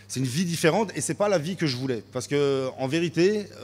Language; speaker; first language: French; native; French